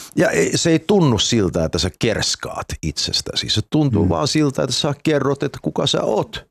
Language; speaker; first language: Finnish; early bilingual, heritage; Finnish